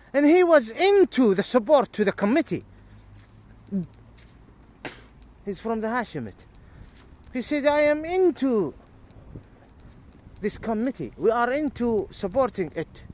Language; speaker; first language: English; non-native, fluent; Arabic